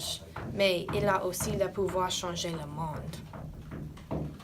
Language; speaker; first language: French; non-native, learner; English